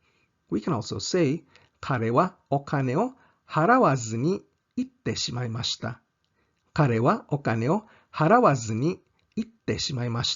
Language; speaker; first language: Japanese; non-native, fluent; English